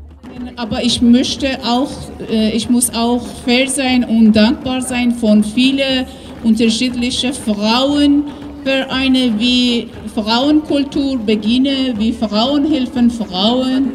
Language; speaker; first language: German; non-native, learner; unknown